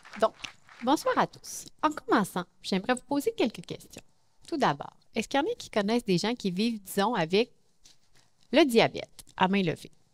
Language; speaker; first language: French; native; French